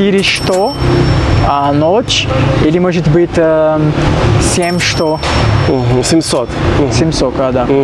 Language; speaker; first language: Russian; non-native, learner; Portuguese